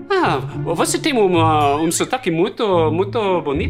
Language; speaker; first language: Portuguese; non-native, learner; German